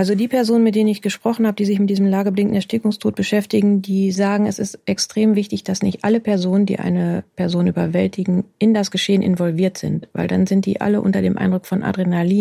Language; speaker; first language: German; native; German